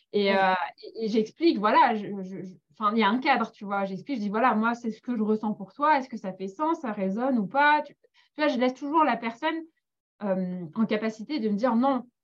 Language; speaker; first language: French; native; French